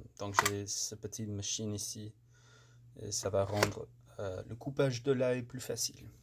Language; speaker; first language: French; non-native, fluent; English